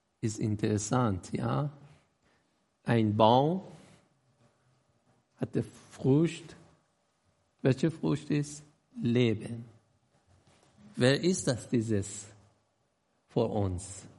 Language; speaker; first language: German; non-native, learner; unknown